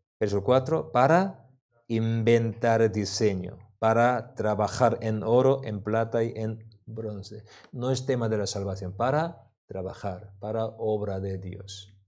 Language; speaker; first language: Spanish; non-native, learner; Korean